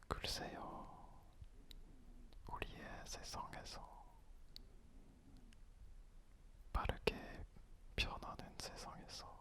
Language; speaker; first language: Korean; non-native, fluent; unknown